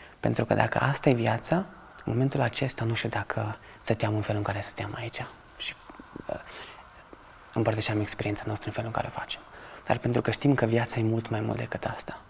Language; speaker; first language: Romanian; early bilingual, other home language; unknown